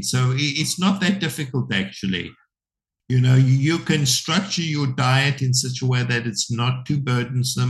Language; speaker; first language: English; native; English